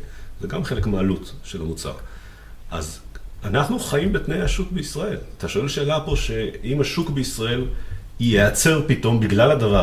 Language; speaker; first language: Hebrew; native; Hebrew